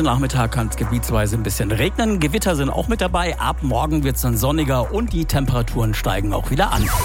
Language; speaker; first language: German; native; German